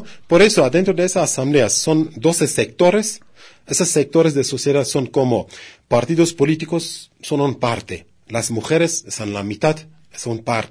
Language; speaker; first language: Spanish; non-native, learner; Kurdish